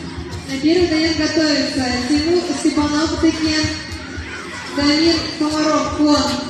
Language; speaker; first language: Russian; native; Russian